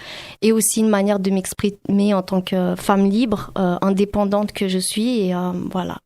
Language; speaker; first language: French; native; French